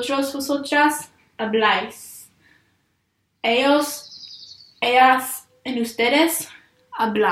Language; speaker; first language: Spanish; non-native, learner; English